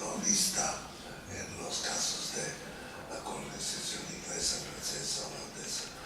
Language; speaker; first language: Spanish; non-native, fluent; Serbian